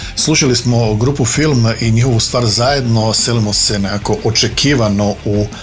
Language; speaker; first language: Croatian; native; Croatian